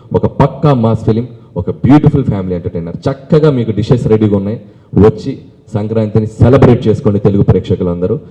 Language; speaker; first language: Telugu; native; Telugu